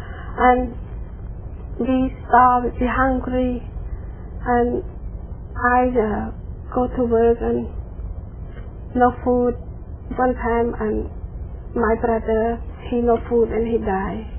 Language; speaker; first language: English; non-native, learner; Khmer